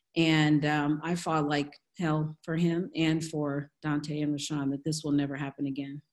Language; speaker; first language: English; native; English